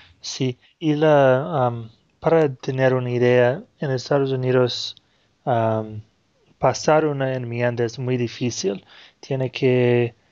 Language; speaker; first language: Spanish; non-native, fluent; Portuguese